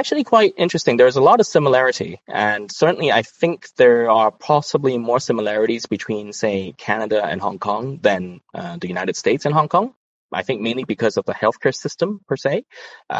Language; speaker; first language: English; non-native, local second language; Cantonese